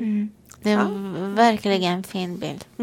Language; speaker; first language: Swedish; non-native, fluent; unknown